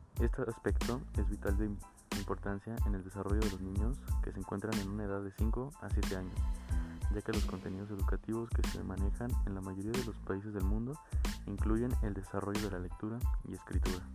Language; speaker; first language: Spanish; native; Spanish